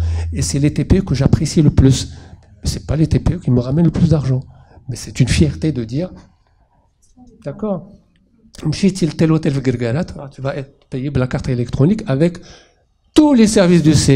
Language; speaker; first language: French; non-native, local second language; Arabic